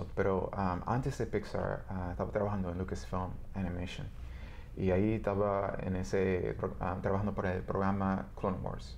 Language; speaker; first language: Spanish; early bilingual, heritage; Spanish